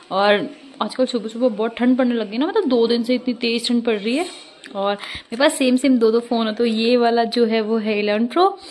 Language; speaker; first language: Hindi; non-native, local second language; Rajasthani